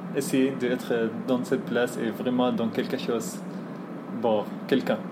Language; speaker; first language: French; non-native, fluent; Arabic